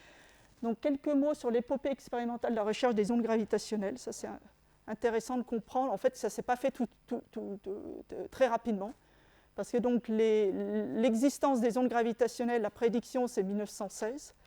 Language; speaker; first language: French; native; French